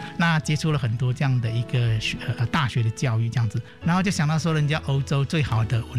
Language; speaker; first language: Chinese; native; Chinese